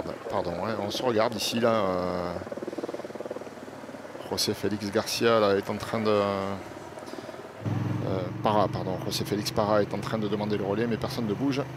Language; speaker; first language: French; native; French